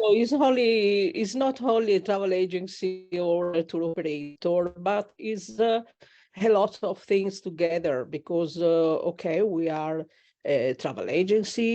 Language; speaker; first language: English; non-native, learner; Italian